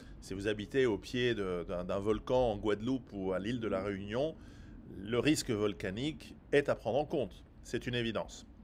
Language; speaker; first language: French; non-native, fluent; Italian